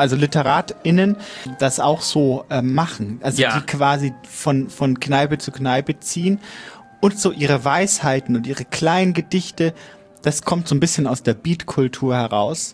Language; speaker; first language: German; native; German